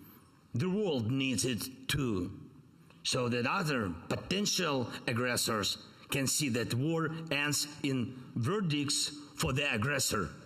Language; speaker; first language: English; non-native, fluent; Ukrainian